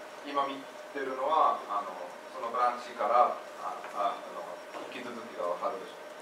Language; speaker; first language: Japanese; non-native, fluent; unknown